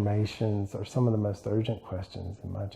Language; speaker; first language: English; native; English